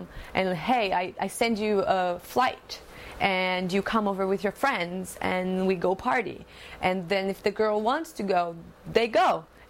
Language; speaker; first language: English; non-native, fluent; Portuguese